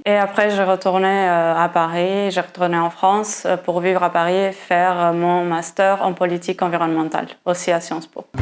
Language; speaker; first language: French; non-native, fluent; Portuguese